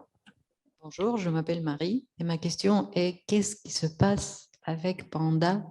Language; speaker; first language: French; non-native, fluent; Russian